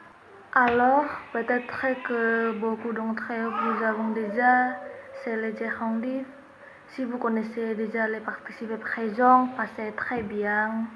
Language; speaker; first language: French; non-native, learner; Indonesian